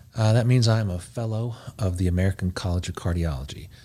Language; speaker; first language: English; native; English